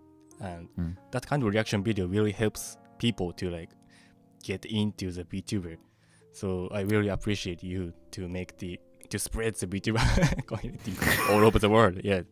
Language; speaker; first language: English; non-native, fluent; Japanese